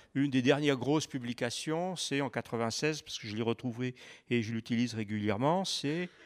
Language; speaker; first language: French; native; French